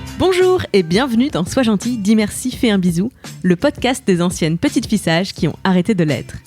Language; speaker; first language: French; native; French